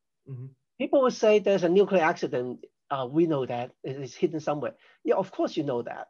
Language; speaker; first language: English; non-native, local second language; Cantonese